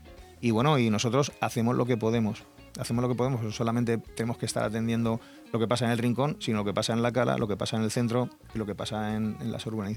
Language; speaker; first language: Spanish; native; Spanish